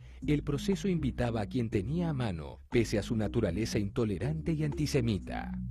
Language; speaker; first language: Spanish; native; Spanish